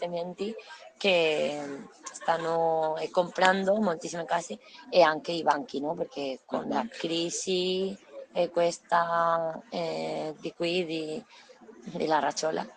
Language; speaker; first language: Italian; non-native, learner; Spanish